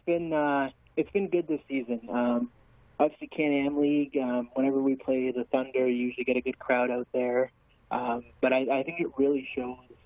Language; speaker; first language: English; native; English